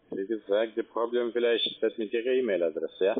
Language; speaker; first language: German; non-native, fluent; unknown